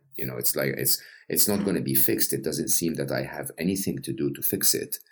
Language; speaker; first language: English; non-native, fluent; Arabic